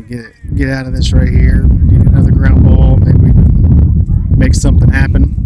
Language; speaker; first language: English; native; English